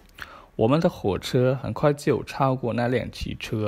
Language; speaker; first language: Chinese; non-native, fluent; Khmer